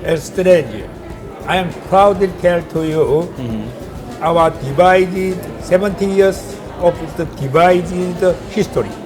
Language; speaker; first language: English; non-native, learner; Korean